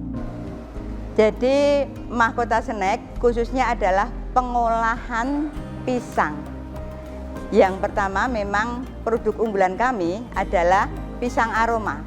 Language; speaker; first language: Indonesian; non-native, local second language; Javanese